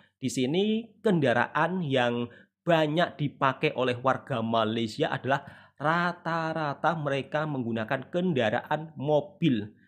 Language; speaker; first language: Indonesian; native; Indonesian